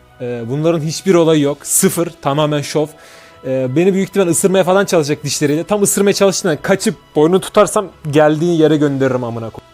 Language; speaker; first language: Turkish; native; Turkish